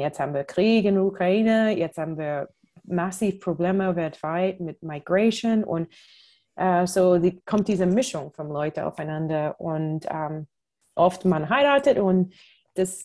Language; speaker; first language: German; non-native, fluent; English